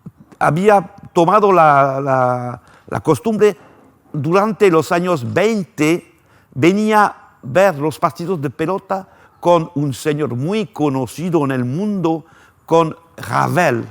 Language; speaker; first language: Spanish; non-native, fluent; French